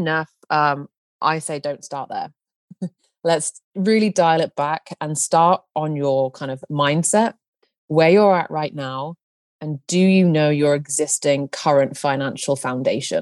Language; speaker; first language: English; native; English